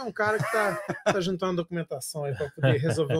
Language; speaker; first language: Portuguese; native; Portuguese